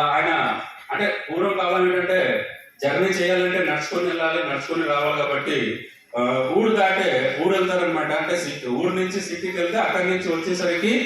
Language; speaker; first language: Telugu; non-native, local second language; Odia